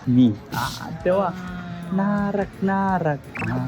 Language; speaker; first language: Thai; non-native, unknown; Japanese